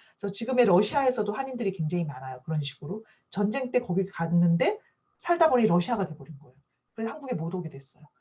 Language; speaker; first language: Korean; native; Korean